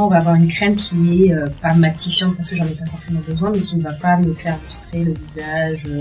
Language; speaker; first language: French; native; French